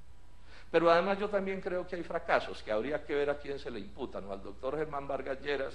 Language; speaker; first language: Spanish; native; Spanish